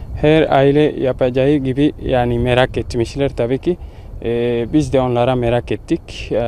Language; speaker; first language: Turkish; non-native, fluent; Arabic